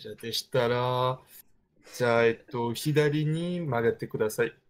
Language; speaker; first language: Japanese; non-native, learner; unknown